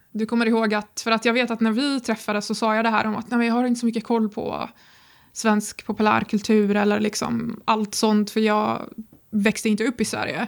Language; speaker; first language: Swedish; non-native, fluent; Arabic